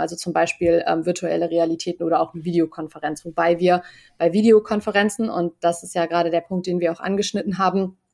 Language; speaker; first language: German; native; German